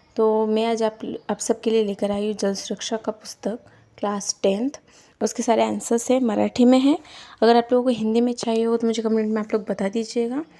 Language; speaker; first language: Hindi; non-native, local second language; Marathi